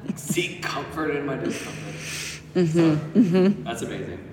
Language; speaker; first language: English; native; English